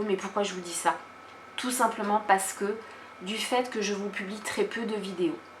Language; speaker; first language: French; native; French